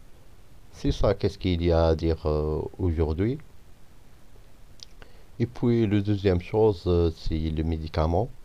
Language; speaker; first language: French; non-native, fluent; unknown